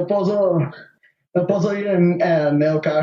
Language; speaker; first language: Portuguese; non-native, learner; Spanish